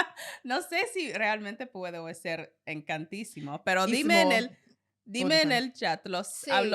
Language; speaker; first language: Spanish; non-native, learner; English